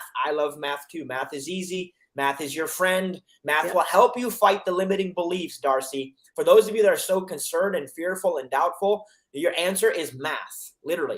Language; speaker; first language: English; native; English